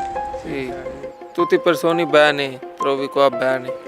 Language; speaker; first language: Italian; non-native, learner; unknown